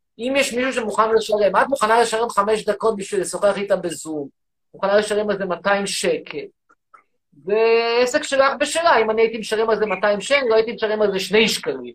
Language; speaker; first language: Hebrew; native; Hebrew